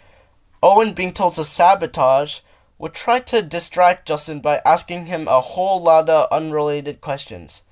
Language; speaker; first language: English; native; English